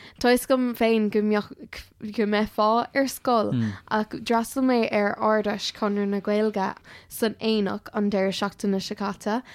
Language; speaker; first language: Irish; non-native, local second language; English